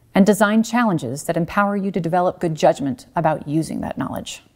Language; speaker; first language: English; native; English